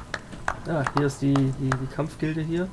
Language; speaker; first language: German; native; German